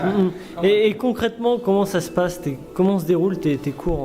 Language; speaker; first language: French; native; French